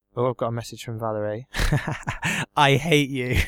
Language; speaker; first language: English; native; English